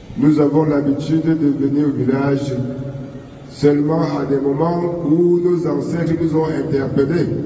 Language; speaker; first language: French; non-native, local second language; Ghomala